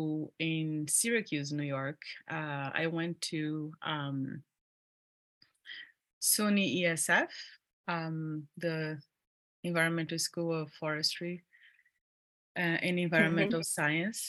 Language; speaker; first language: English; non-native, fluent; Portuguese